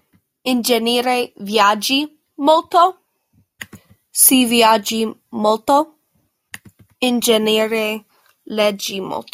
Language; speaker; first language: Italian; non-native, learner; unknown